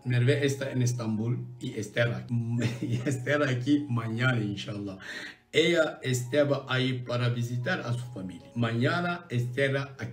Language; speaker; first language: Spanish; non-native, learner; Turkish